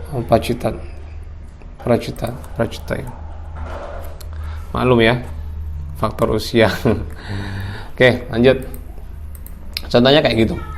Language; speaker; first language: Indonesian; non-native, local second language; Javanese